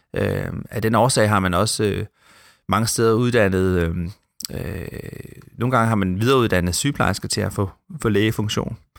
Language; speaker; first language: Danish; native; Danish